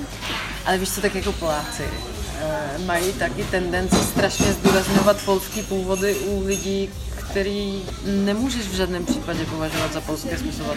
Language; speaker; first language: Czech; early bilingual, heritage; Czech